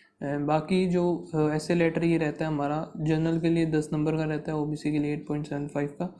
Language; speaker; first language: Hindi; native; Hindi